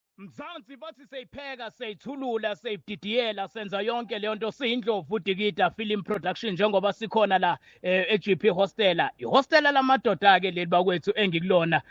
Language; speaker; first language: Zulu; native; Zulu